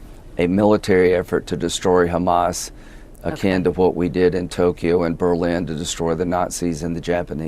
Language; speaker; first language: English; native; English